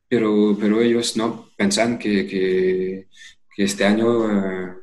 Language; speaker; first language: Spanish; non-native, fluent; French